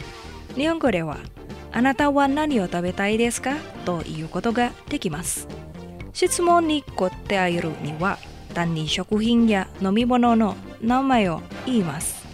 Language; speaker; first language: Japanese; non-native, fluent; Indonesian